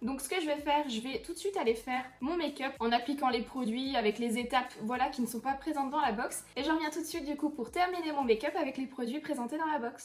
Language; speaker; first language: French; native; French